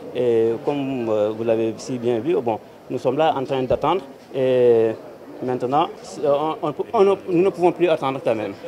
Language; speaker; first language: French; non-native, local second language; Wolof